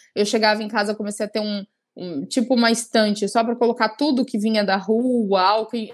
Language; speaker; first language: Portuguese; native; Portuguese